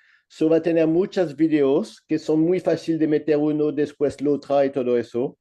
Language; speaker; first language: Spanish; non-native, learner; French